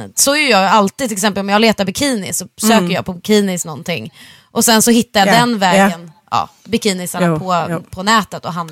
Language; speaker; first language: Swedish; native; Swedish